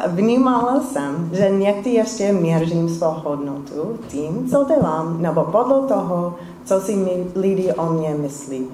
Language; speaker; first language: Czech; non-native, fluent; English